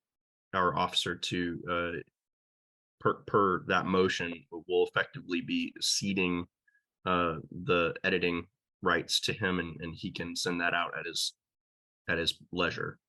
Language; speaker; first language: English; native; English